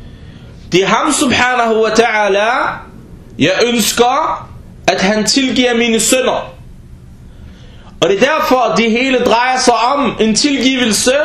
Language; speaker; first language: Danish; early bilingual, other home language; Arabic